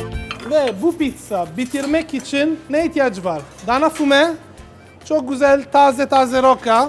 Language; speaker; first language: Turkish; non-native, learner; Italian